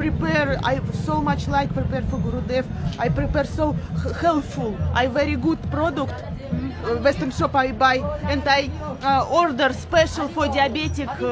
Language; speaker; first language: English; non-native, learner; Russian